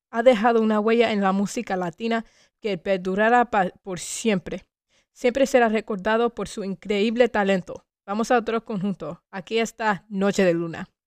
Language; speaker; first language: Spanish; early bilingual, heritage; Spanish